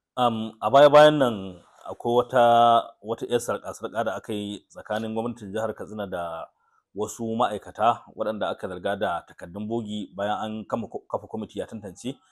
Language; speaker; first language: Hausa; native; Hausa